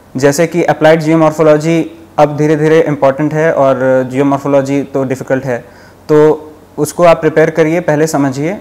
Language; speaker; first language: Hindi; native; Hindi